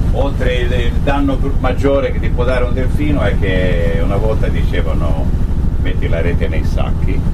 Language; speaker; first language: Italian; native; Italian